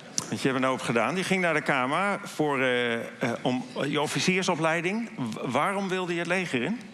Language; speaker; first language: Dutch; native; Dutch